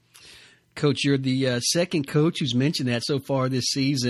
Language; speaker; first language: English; native; English